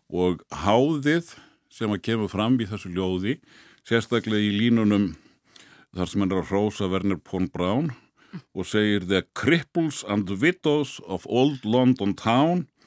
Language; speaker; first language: Icelandic; native; Icelandic